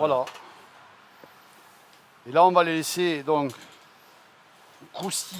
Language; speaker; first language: French; native; French